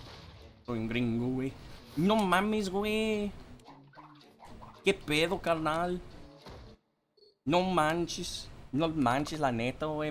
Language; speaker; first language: Spanish; non-native, fluent; English